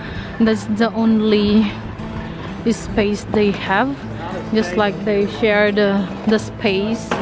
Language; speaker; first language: English; non-native, local second language; Filipino